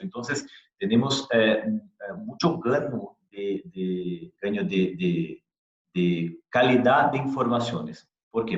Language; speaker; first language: Spanish; non-native, fluent; Portuguese